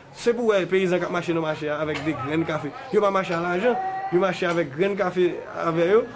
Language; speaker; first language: Haitian Creole; native; Haitian Creole